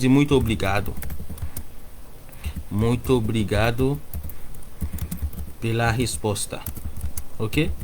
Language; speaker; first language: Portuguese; non-native, learner; Haitian Creole